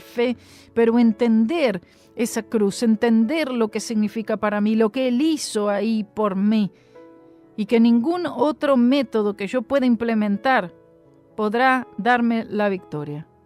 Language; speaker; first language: Spanish; native; Spanish